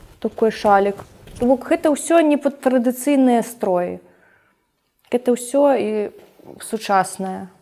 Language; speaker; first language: Belarusian; non-native, local second language; Russian